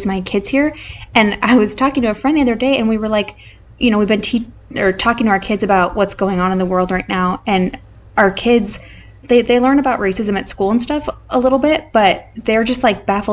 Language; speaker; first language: English; native; English